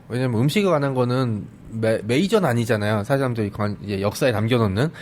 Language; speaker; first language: Korean; native; Korean